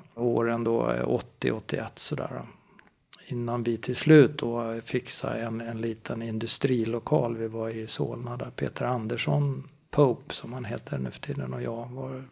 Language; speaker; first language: Swedish; native; Swedish